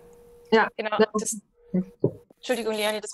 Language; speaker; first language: German; native; German